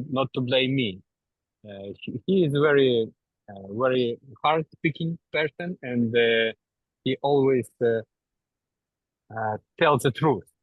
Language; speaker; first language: English; non-native, learner; Ukrainian